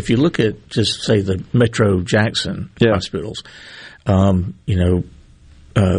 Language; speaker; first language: English; native; English